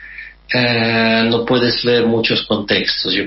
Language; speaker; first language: Spanish; non-native, fluent; Russian